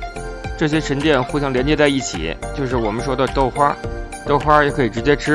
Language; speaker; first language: Chinese; native; Chinese